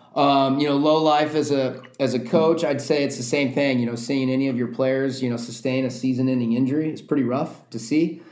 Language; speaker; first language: English; native; English